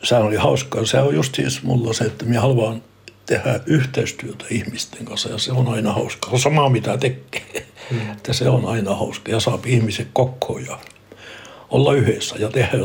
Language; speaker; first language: Finnish; early bilingual, heritage; Finnish